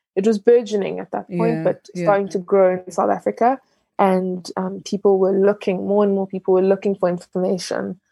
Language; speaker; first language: English; early bilingual, other home language; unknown